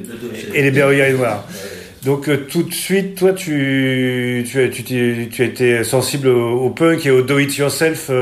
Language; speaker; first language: French; native; French